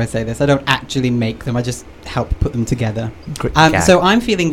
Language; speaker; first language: English; native; English